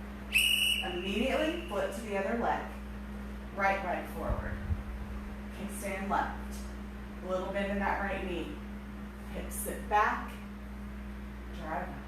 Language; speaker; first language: English; native; English